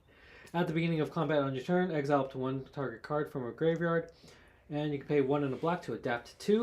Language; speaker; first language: English; native; English